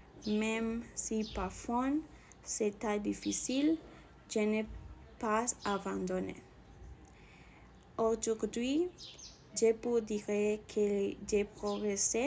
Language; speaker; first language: French; non-native, learner; Spanish